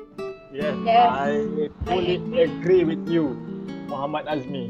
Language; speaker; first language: English; non-native, learner; Malay